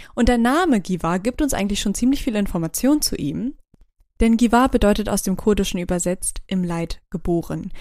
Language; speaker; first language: German; early bilingual, other home language; Turkish